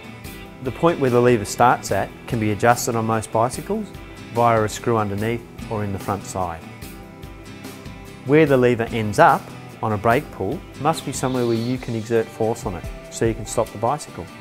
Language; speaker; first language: English; native; English